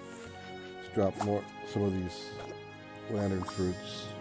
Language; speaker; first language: English; native; English